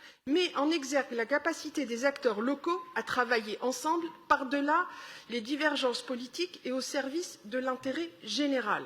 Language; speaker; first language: French; native; French